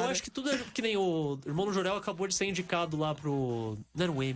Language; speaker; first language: Portuguese; native; Portuguese